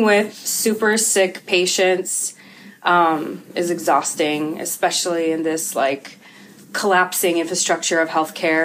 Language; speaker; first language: English; early bilingual, other home language; Russian